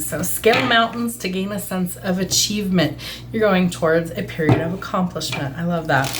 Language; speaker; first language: English; native; English